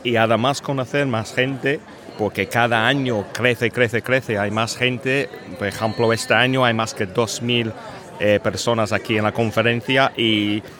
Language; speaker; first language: Spanish; non-native, fluent; English